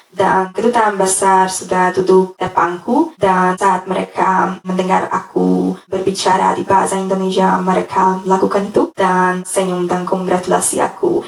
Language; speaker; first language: Indonesian; non-native, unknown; Hungarian